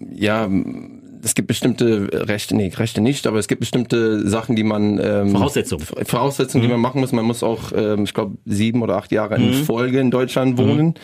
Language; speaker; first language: German; non-native, fluent; English